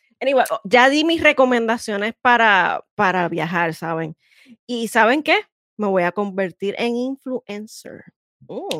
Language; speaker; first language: Spanish; native; Spanish